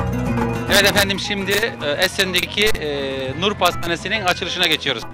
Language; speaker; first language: Turkish; native; Turkish